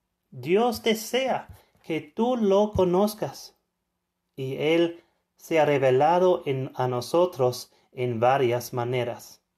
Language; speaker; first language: Spanish; non-native, fluent; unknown